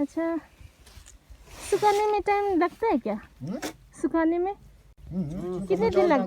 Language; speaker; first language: Hindi; non-native, local second language; Tibetan